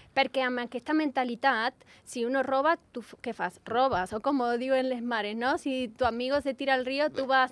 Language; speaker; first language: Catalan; non-native, learner; Spanish